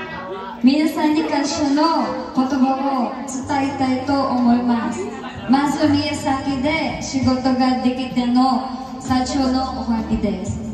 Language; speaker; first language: Japanese; non-native, learner; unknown